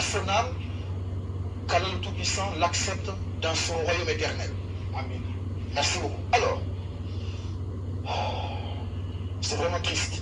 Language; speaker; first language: French; native; French